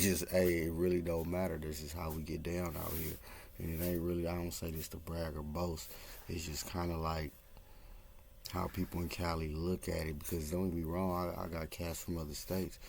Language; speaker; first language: English; native; English